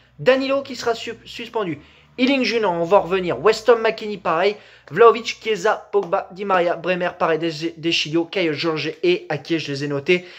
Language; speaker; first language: French; native; French